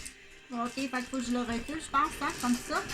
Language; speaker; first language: French; native; French